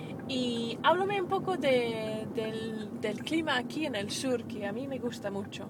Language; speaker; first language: Spanish; non-native, fluent; English